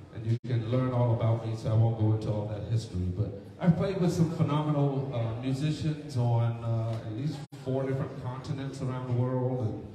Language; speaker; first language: English; native; English